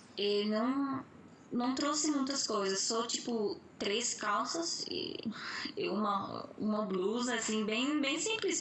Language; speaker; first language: Portuguese; non-native, fluent; Arabic